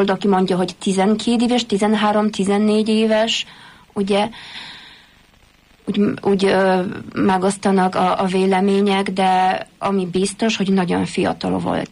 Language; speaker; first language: Hungarian; non-native, fluent; Polish